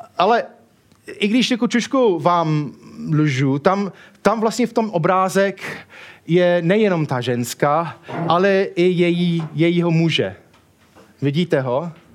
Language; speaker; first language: Czech; non-native, fluent; English